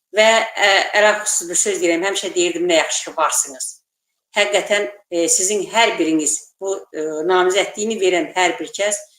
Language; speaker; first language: Azerbaijani; native; Azerbaijani